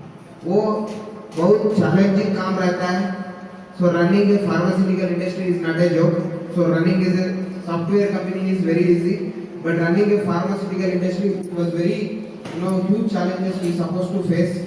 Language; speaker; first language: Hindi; non-native, local second language; Telugu